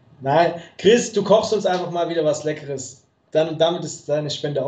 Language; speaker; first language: German; native; German